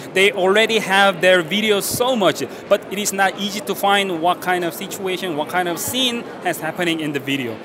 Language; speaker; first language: English; non-native, learner; Korean